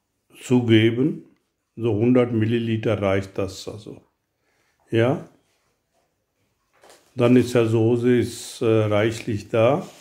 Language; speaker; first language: German; non-native, learner; Urdu